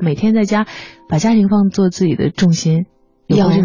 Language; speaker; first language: Chinese; native; Chinese